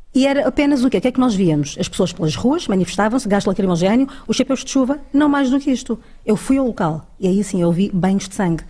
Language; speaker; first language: Portuguese; early bilingual, other home language; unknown